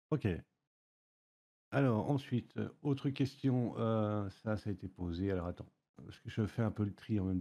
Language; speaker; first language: French; native; French